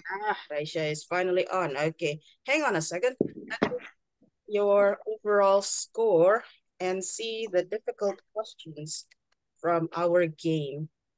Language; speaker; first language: English; non-native, fluent; Indonesian